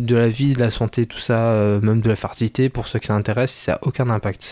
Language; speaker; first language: French; native; French